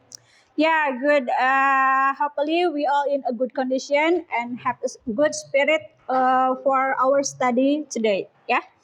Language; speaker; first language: English; non-native, learner; Indonesian